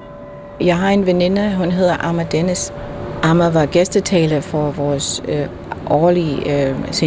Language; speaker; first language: Danish; non-native, fluent; English